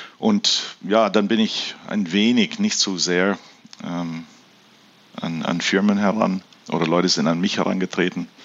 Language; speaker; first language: German; early bilingual, heritage; German